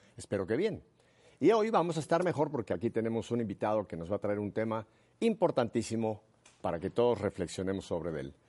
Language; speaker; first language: Spanish; native; Spanish